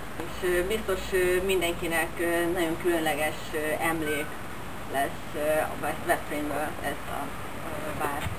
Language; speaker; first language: Hungarian; non-native, fluent; Finnish